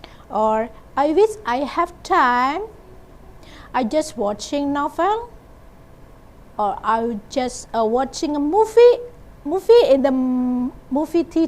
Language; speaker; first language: English; non-native, learner; Indonesian